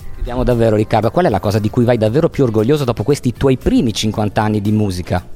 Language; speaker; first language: Italian; native; Italian